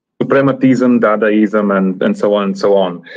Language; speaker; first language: English; non-native, fluent; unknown